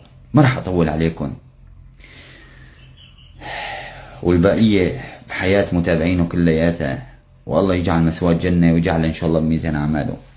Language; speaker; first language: Arabic; native; Arabic